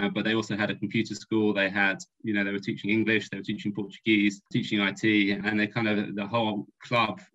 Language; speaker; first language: English; native; English